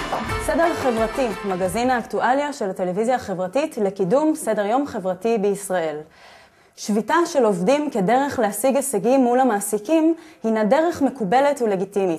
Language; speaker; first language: Hebrew; native; Hebrew